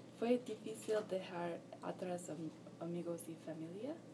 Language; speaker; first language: Spanish; non-native, learner; English